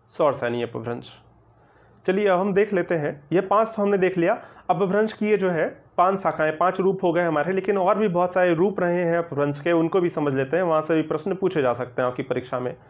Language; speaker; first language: Hindi; native; Hindi